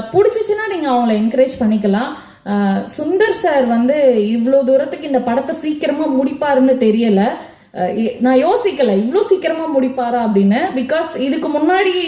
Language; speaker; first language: Tamil; native; Tamil